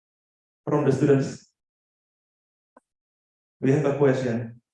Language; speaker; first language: English; non-native, fluent; Indonesian